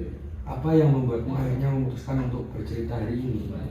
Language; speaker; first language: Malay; non-native, fluent; Indonesian